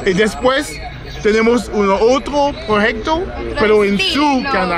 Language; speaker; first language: Spanish; non-native, learner; English